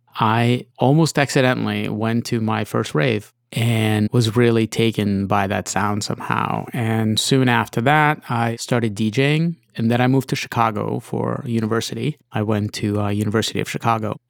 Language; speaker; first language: English; early bilingual, other home language; Russian